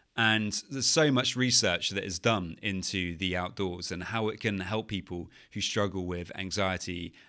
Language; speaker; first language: English; native; English